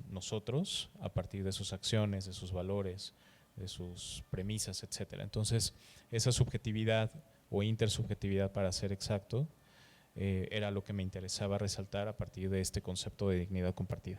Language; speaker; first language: Spanish; native; Spanish